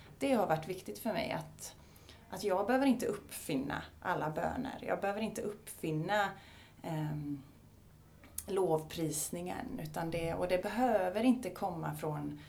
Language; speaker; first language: Swedish; native; Swedish